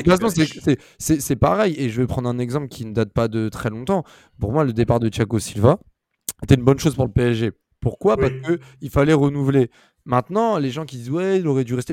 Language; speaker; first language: French; native; French